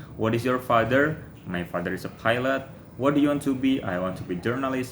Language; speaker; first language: English; non-native, fluent; Indonesian